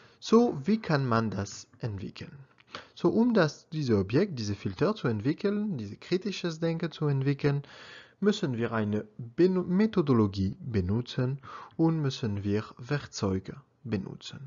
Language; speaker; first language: German; non-native, learner; French